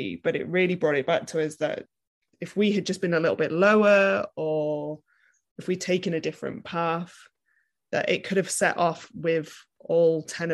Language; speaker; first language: English; native; English